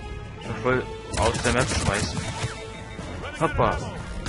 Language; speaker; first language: German; native; German